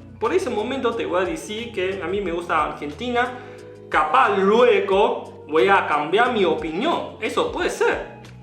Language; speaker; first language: Spanish; non-native, learner; Chinese